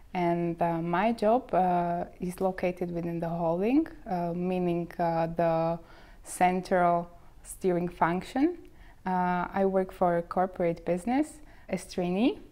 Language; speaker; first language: English; non-native, fluent; Slovak